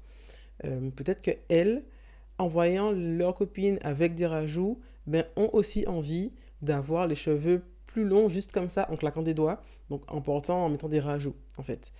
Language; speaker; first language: French; native; French